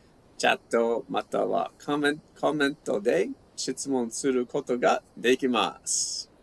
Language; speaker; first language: Japanese; non-native, learner; English